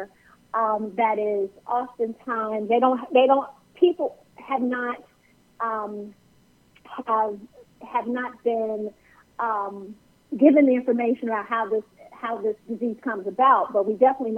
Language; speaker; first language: English; native; English